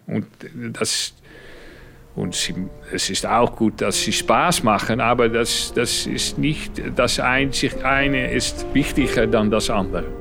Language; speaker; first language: German; non-native, fluent; Dutch